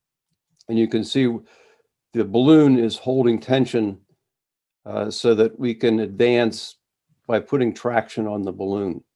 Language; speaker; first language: English; non-native, fluent; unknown